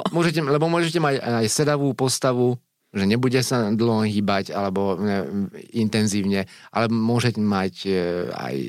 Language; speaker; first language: Slovak; non-native, local second language; Hungarian